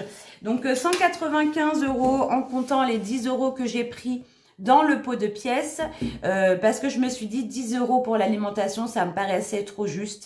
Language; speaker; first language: French; native; French